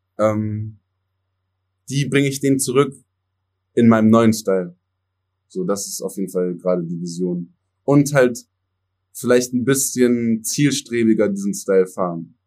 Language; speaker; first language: German; early bilingual, other home language; English